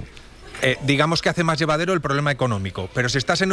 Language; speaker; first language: Spanish; native; Spanish